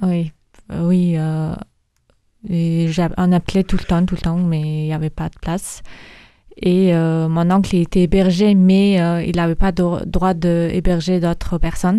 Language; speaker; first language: French; early bilingual, other home language; Mongolian